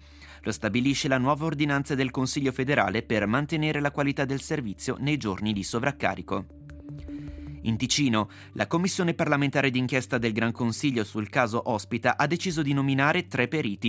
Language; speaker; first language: Italian; native; Italian